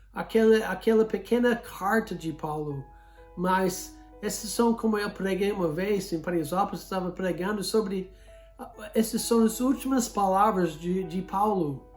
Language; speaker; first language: Portuguese; non-native, fluent; English